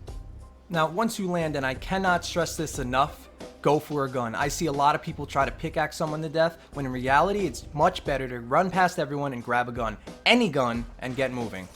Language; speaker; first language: English; native; English